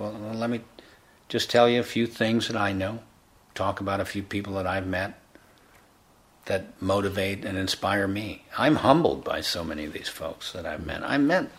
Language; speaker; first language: English; native; English